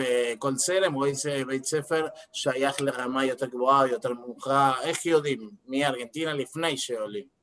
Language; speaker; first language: Hebrew; non-native, fluent; Spanish